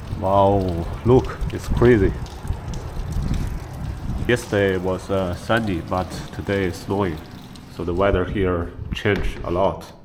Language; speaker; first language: English; non-native, fluent; Chinese